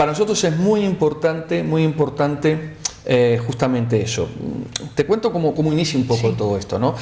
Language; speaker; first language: Spanish; native; Spanish